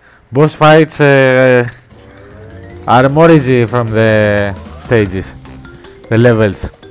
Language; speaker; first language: English; non-native, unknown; Greek